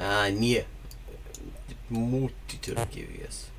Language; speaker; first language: Dutch; non-native, learner; English